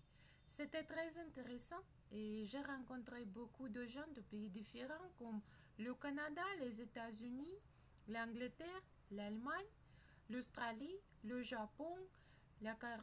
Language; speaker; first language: French; non-native, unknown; Russian